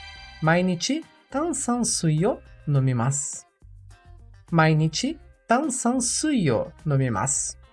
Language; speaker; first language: Japanese; non-native, learner; Portuguese